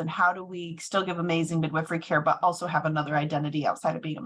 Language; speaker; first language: English; native; English